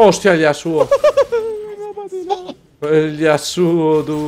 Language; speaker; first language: Spanish; native; Spanish